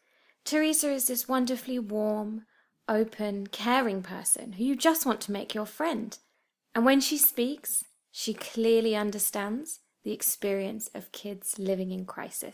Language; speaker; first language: English; native; English